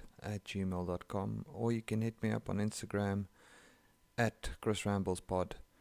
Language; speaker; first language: English; non-native, local second language; Afrikaans